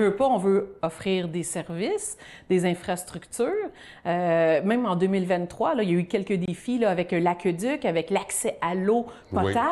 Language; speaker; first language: French; native; French